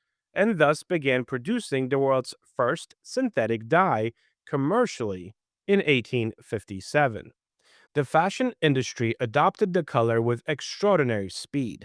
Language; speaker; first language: English; native; English